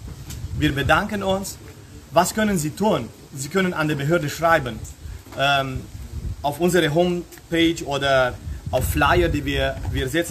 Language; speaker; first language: German; non-native, fluent; Romanian